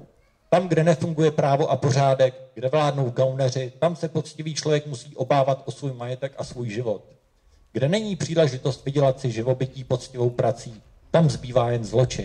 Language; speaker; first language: Czech; native; Czech